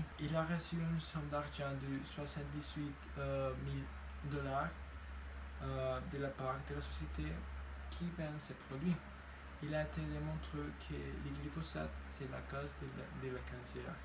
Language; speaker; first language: French; non-native, learner; Spanish